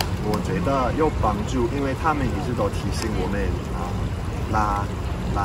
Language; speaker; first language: Chinese; non-native, fluent; English